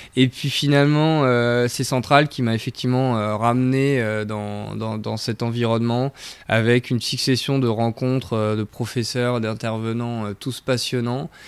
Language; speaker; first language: French; native; French